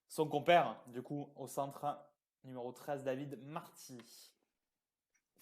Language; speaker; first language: French; native; French